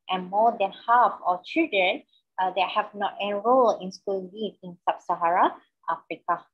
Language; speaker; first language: English; non-native, local second language; Malay